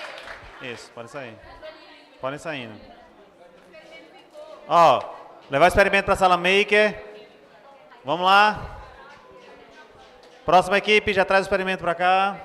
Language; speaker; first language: Portuguese; native; Portuguese